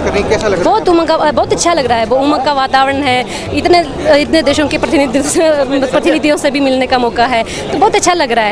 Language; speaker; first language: Hindi; non-native, fluent; Armenian